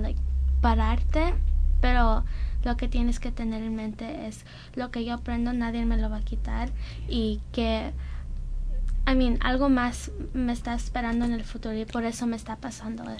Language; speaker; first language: Spanish; early bilingual, heritage; Spanish